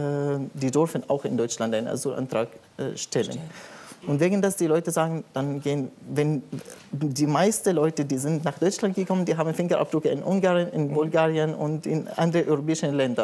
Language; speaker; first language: German; non-native, learner; Arabic